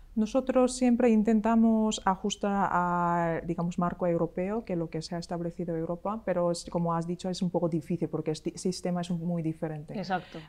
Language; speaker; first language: Spanish; non-native, fluent; Korean